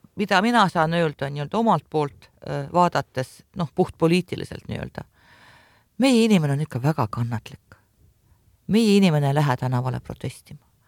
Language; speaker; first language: Estonian; non-native, local second language; Russian